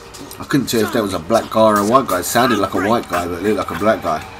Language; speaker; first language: English; native; English